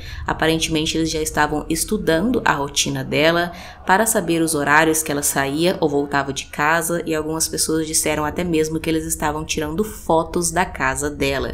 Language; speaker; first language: Portuguese; native; Portuguese